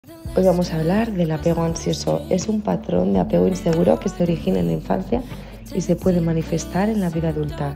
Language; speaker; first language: Spanish; native; Spanish